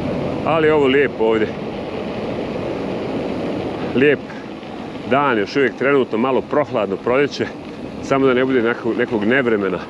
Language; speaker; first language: Croatian; native; Croatian